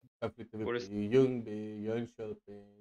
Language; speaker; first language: Swedish; native; Swedish